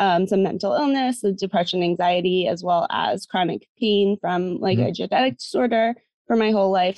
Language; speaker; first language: English; native; English